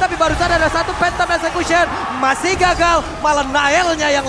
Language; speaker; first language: Indonesian; native; Indonesian